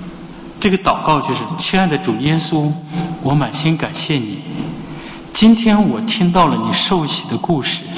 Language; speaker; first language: Chinese; native; Chinese